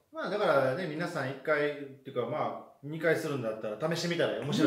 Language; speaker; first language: Japanese; native; Japanese